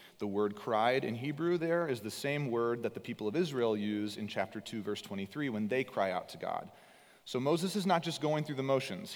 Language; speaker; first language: English; native; English